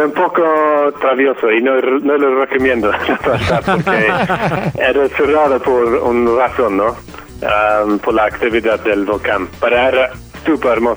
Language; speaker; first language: Spanish; non-native, fluent; English